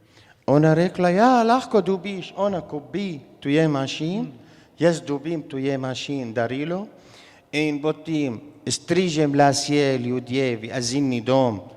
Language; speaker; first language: Slovenian; non-native, learner; Arabic